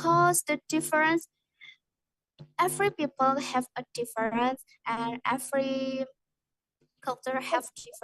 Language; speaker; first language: English; non-native, learner; Indonesian